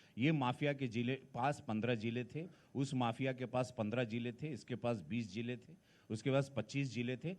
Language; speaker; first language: Hindi; native; Hindi